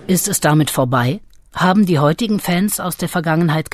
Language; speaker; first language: German; native; German